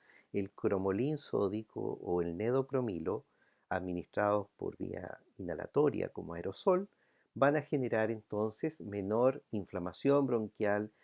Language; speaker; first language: Spanish; native; Spanish